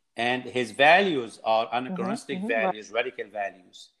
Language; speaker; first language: English; non-native, fluent; Arabic